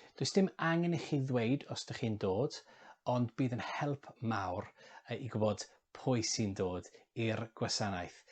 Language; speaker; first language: Welsh; non-native, local second language; English